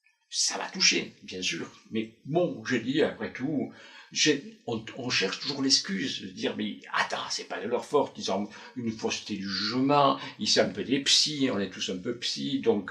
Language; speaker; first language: French; native; French